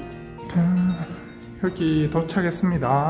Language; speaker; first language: Korean; native; Korean